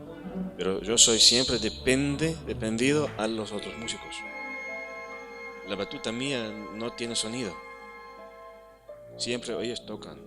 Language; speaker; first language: Spanish; non-native, fluent; Hebrew